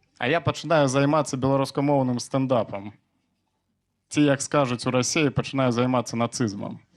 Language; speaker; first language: Belarusian; non-native, local second language; Russian